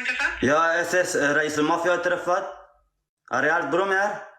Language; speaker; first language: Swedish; non-native, learner; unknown